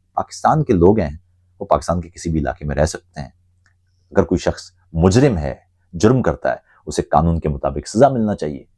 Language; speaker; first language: Urdu; non-native, local second language; Punjabi